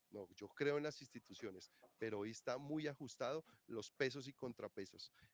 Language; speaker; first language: Spanish; native; Spanish